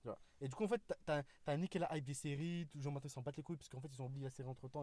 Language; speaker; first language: French; native; French